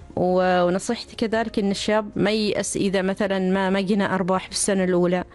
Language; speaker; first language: Arabic; native; Arabic